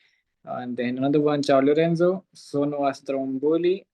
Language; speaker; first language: Italian; non-native, fluent; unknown